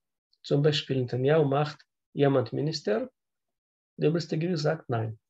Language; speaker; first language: German; non-native, learner; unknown